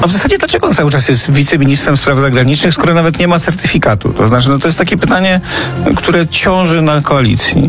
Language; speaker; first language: Polish; native; Polish